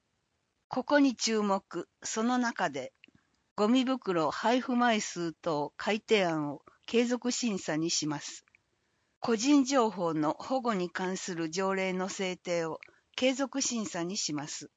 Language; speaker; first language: Japanese; native; Japanese